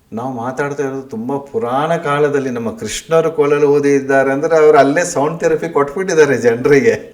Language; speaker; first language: Kannada; non-native, local second language; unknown